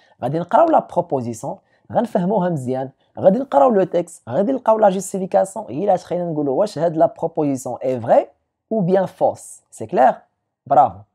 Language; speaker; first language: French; non-native, local second language; Arabic